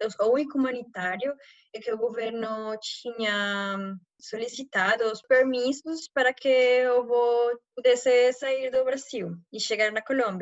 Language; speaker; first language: Portuguese; non-native, fluent; Spanish